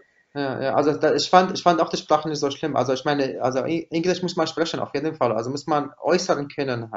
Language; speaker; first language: German; non-native, fluent; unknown